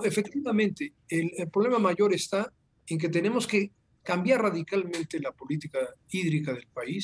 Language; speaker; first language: Spanish; native; Spanish